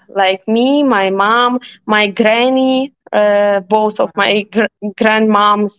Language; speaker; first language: English; non-native, learner; Ukrainian